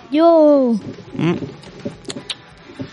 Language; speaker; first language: Spanish; native; Spanish